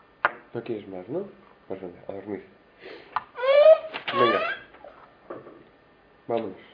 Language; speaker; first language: Spanish; native; Spanish